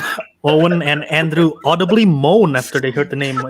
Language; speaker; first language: English; native; English